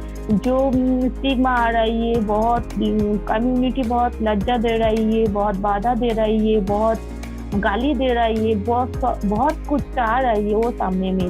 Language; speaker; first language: Hindi; non-native, local second language; Bangla